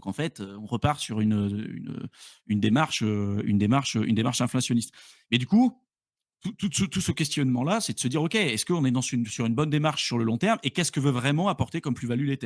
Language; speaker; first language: French; native; French